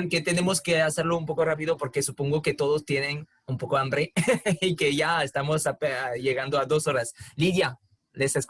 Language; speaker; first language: Spanish; non-native, fluent; French